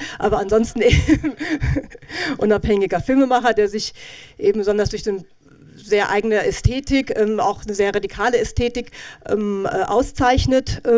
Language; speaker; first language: German; native; German